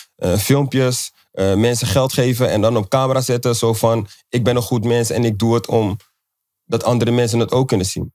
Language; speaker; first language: Dutch; native; Dutch